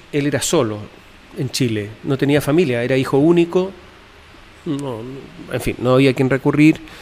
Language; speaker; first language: Spanish; native; Spanish